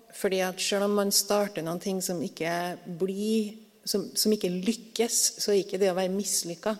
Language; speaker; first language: Norwegian; native; Norwegian